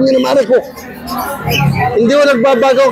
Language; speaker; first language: Filipino; native; Filipino